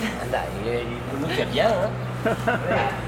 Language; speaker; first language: French; non-native, learner; Spanish